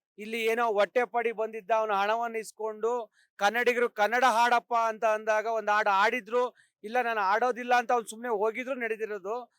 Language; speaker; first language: Kannada; native; Kannada